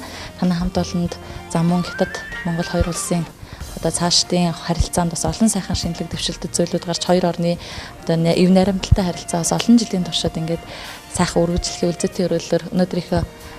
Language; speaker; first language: Mongolian; native; Mongolian